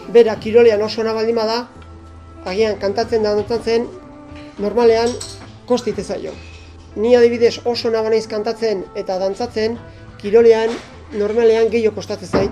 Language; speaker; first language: Basque; native; Basque